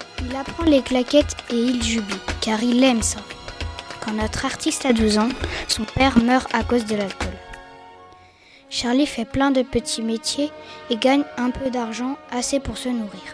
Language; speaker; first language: French; native; French